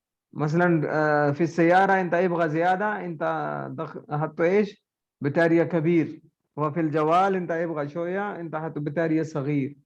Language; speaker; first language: Arabic; non-native, learner; Urdu